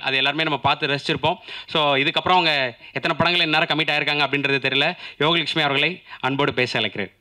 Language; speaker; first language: Tamil; native; Tamil